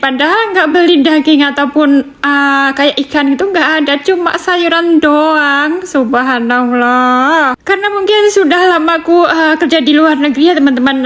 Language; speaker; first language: Indonesian; native; Indonesian